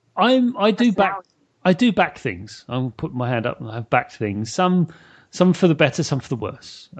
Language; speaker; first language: English; native; English